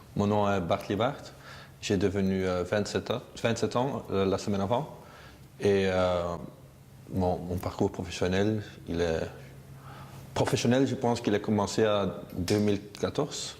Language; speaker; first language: French; non-native, local second language; Dutch